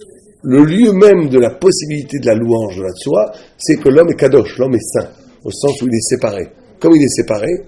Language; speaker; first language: French; native; French